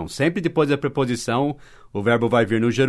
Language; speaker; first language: Portuguese; non-native, fluent; English